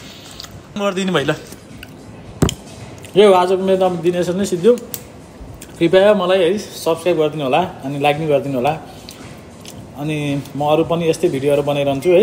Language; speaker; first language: Nepali; native; Nepali